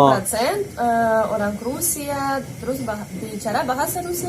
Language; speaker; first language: Indonesian; non-native, fluent; Russian